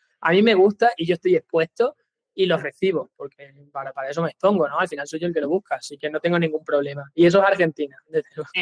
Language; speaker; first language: Spanish; native; Spanish